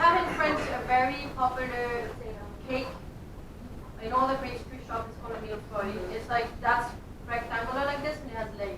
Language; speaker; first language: English; non-native, fluent; French